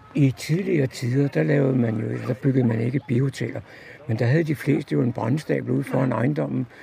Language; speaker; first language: Danish; native; Danish